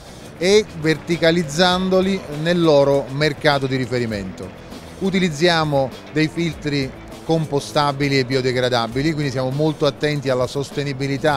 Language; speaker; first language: Italian; native; Italian